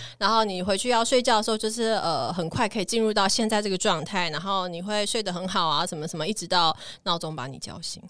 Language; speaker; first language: Chinese; native; Chinese